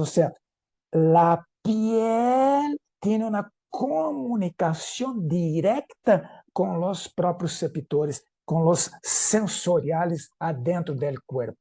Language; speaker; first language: Spanish; non-native, fluent; Portuguese